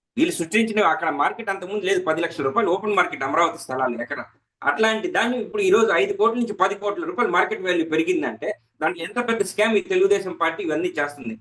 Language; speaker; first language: Telugu; native; Telugu